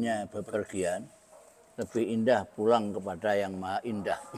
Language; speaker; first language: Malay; non-native, local second language; Javanese